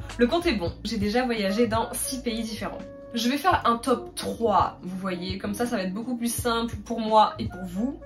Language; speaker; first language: French; native; French